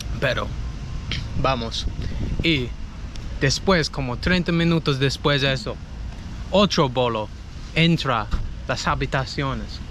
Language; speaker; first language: Spanish; non-native, learner; English